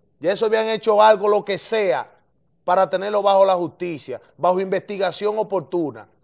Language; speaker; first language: Spanish; native; Spanish